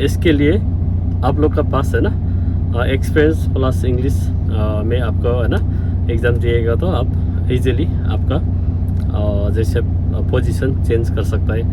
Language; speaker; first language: Hindi; non-native, learner; Nepali